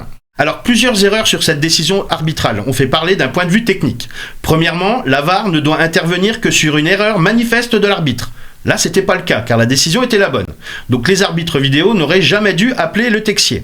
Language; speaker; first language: French; native; French